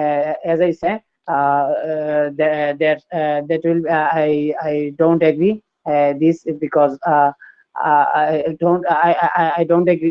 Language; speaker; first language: English; non-native, learner; Bangla